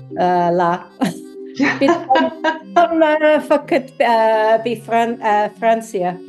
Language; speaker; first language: Arabic; non-native, learner; English